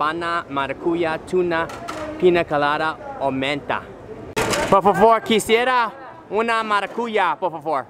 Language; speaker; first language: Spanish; non-native, learner; English